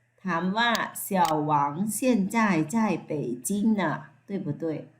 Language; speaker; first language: Chinese; non-native, fluent; Thai